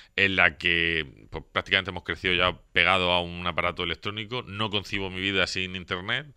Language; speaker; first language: Spanish; native; Spanish